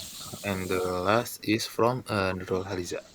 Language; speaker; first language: English; non-native, learner; Indonesian